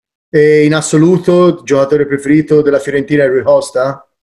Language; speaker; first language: Italian; native; Italian